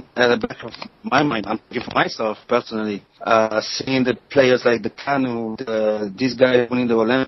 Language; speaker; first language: English; non-native, local second language; French